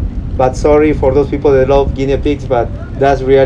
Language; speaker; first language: English; non-native, fluent; Spanish